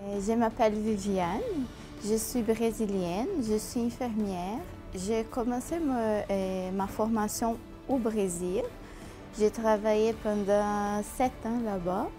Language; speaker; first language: French; non-native, fluent; Portuguese